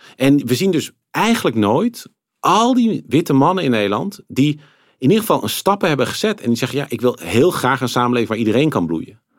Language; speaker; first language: Dutch; native; Dutch